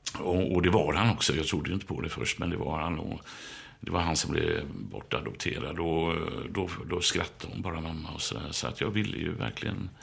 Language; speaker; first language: Swedish; native; Swedish